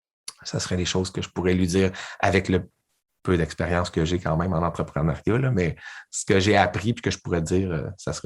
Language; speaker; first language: French; native; French